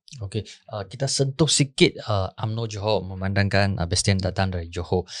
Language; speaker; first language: Malay; non-native, local second language; Chinese